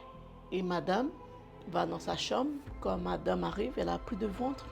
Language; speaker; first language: French; non-native, learner; Portuguese